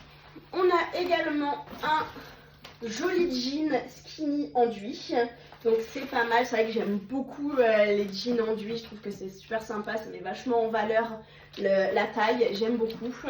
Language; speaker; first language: French; native; French